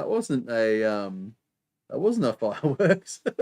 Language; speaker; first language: English; native; English